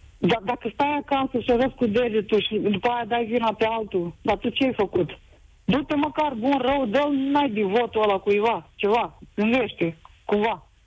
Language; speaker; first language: Romanian; native; Romanian